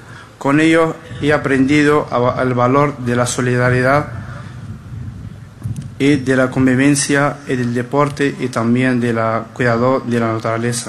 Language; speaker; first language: Spanish; non-native, fluent; Arabic